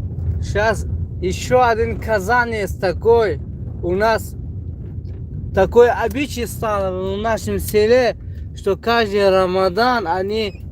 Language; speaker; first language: Russian; non-native, local second language; Tajik